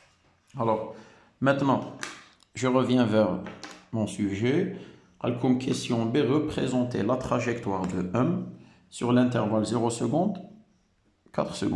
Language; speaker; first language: French; non-native, local second language; Arabic